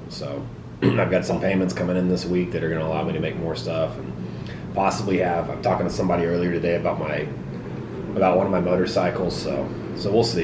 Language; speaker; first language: English; native; English